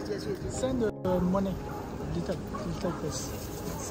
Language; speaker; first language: English; non-native, learner; French